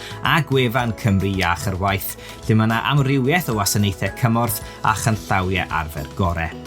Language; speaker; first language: Welsh; native; Welsh